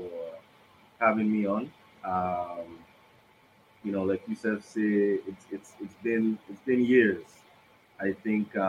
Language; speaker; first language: English; non-native, local second language; Krio